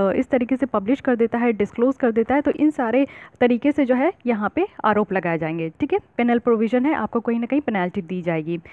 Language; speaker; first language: Hindi; native; Hindi